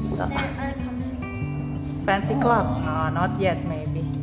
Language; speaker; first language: English; non-native, fluent; Indonesian